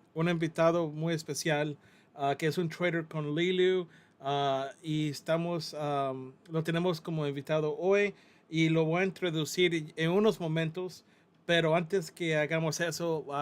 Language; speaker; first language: Spanish; non-native, fluent; English